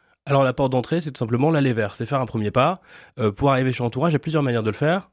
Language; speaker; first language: French; native; French